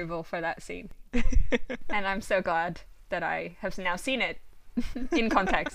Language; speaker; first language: English; native; English